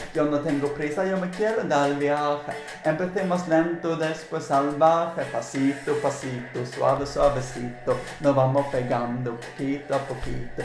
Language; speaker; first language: Spanish; non-native, learner; Swedish